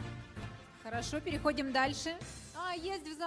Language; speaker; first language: Russian; native; Russian